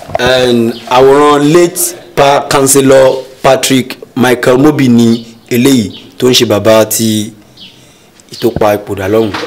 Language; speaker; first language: Yoruba; non-native, local second language; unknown